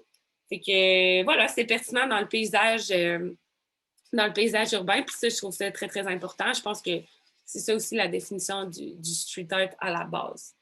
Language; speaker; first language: French; native; French